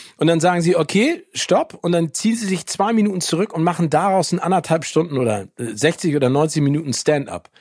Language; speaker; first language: German; early bilingual, other home language; English